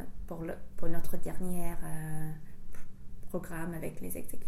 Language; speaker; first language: French; non-native, fluent; English